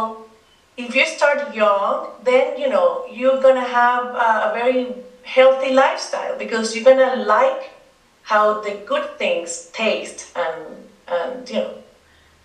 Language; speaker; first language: English; non-native, fluent; Spanish